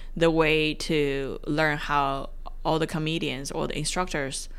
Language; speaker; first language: English; non-native, fluent; Chinese